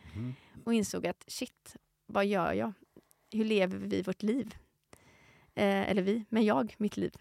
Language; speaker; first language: Swedish; native; Swedish